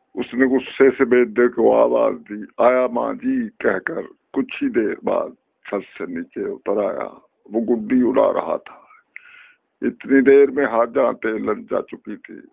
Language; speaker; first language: Urdu; non-native, local second language; Punjabi